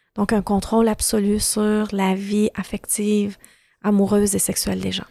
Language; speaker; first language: French; early bilingual, other home language; Arabic